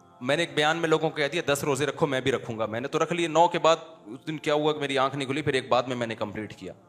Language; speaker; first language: Urdu; native; Urdu